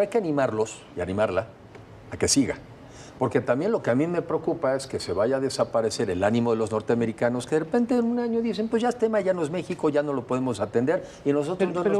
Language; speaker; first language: Spanish; native; Spanish